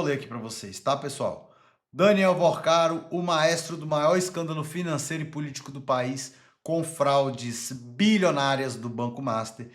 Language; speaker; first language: Portuguese; native; Portuguese